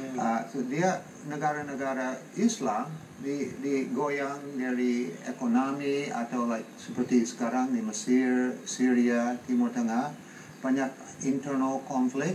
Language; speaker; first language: Indonesian; non-native, fluent; English